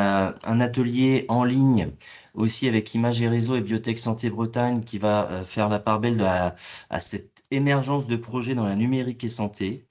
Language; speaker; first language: French; native; French